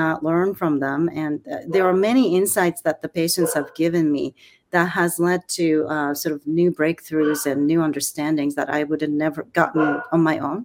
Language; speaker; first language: English; non-native, fluent; Japanese